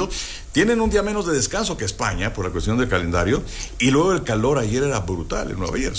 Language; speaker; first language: Spanish; native; Spanish